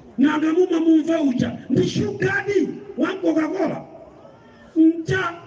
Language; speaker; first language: Nyanja; native; Nyanja